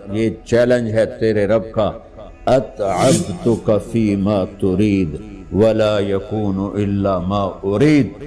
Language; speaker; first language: Urdu; non-native, local second language; Punjabi